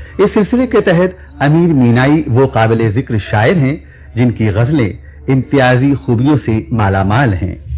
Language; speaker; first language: Urdu; native; Urdu